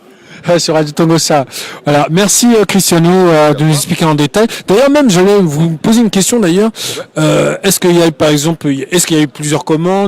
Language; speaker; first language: French; native; French